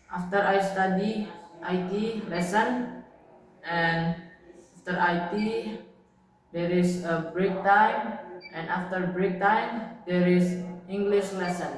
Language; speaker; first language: English; non-native, learner; Indonesian